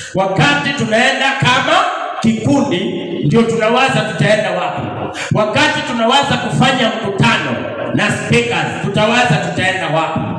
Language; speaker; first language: Swahili; non-native, local second language; Luyia